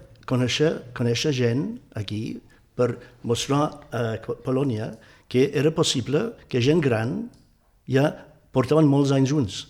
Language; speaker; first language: Catalan; non-native, fluent; English